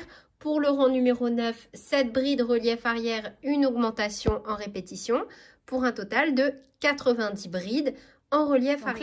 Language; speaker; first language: French; native; French